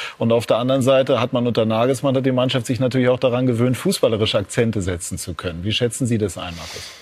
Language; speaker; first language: German; native; German